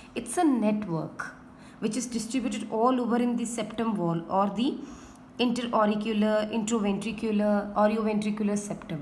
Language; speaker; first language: English; non-native, local second language; Hindi